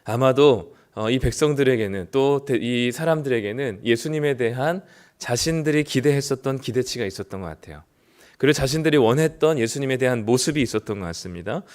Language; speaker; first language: Korean; native; Korean